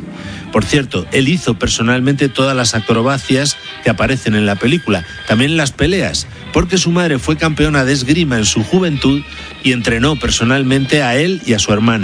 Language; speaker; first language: Spanish; native; Spanish